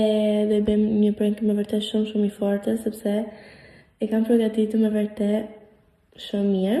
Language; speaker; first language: Albanian; early bilingual, heritage; Albanian